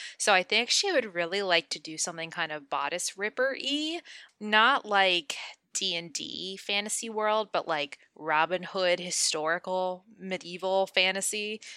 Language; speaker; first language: English; native; English